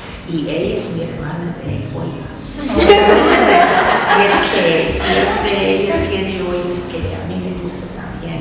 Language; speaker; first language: Spanish; non-native, learner; English